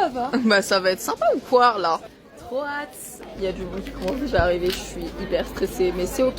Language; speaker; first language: French; native; French